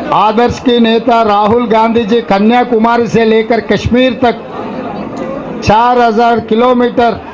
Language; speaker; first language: Hindi; non-native, local second language; Telugu